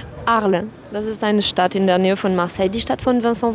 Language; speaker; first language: German; non-native, fluent; French